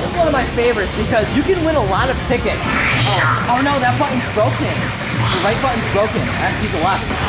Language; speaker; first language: English; native; English